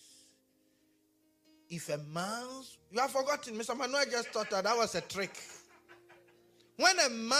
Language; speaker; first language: English; non-native, local second language; Akan